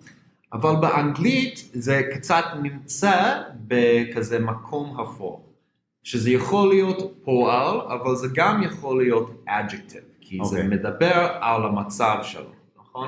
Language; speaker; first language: Hebrew; non-native, fluent; English